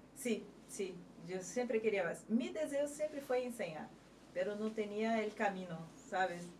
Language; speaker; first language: Spanish; non-native, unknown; Portuguese